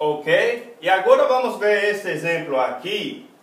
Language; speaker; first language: Portuguese; non-native, fluent; English